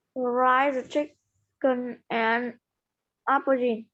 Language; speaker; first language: English; non-native, learner; Vietnamese